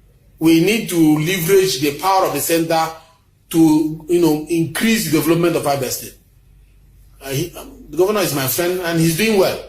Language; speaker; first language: English; non-native, local second language; Igbo